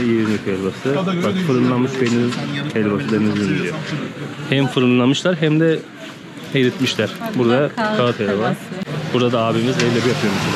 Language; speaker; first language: Turkish; native; Turkish